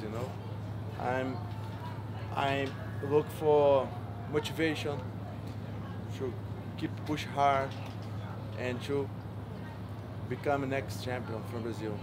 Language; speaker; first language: English; non-native, learner; Portuguese